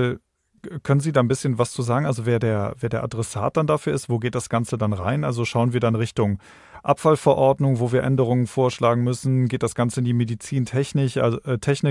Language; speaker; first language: German; native; German